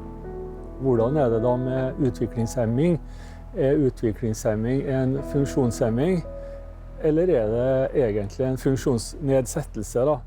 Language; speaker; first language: Norwegian; native; Norwegian